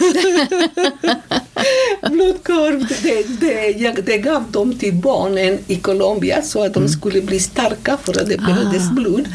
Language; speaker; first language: Swedish; non-native, fluent; Spanish